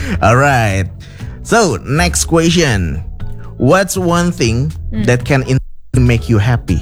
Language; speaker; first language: English; non-native, fluent; Indonesian